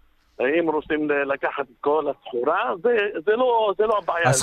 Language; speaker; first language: Hebrew; non-native, fluent; Arabic